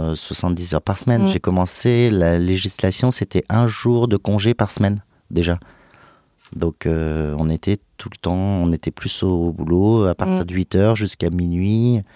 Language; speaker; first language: French; native; French